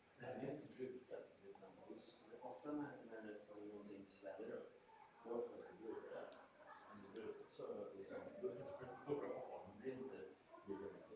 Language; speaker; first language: Swedish; native; Swedish